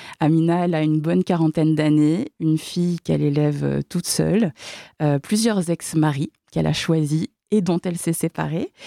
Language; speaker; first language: French; native; French